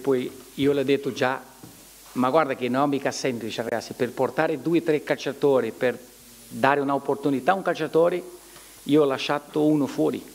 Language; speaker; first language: Italian; non-native, fluent; Portuguese